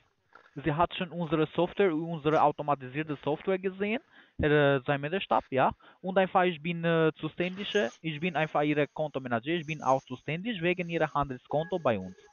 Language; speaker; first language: German; non-native, learner; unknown